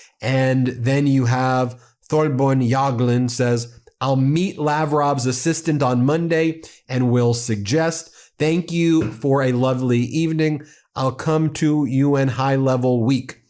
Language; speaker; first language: English; native; English